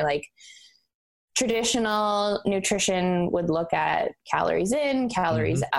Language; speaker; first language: English; native; English